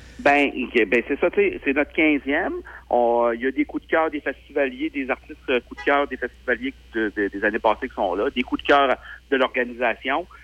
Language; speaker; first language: French; native; French